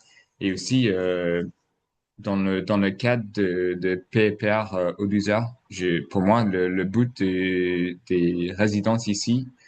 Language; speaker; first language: French; non-native, fluent; English